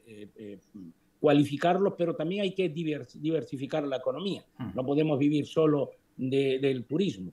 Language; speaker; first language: Spanish; native; Spanish